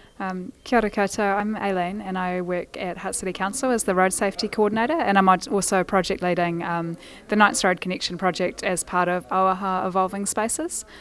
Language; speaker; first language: English; native; English